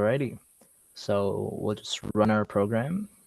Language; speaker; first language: English; native; English